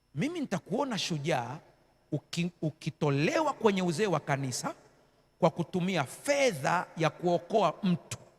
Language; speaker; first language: Swahili; native; Swahili